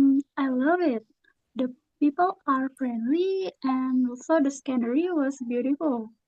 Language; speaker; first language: English; non-native, learner; Indonesian